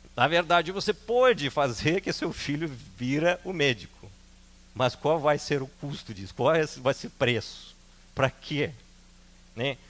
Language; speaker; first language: Portuguese; non-native, fluent; Russian